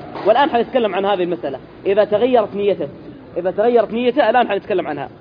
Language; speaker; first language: Arabic; native; Arabic